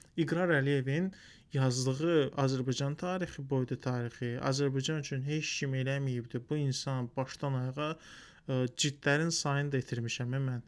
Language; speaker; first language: Azerbaijani; non-native, local second language; Talysh